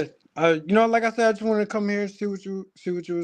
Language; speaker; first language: English; native; English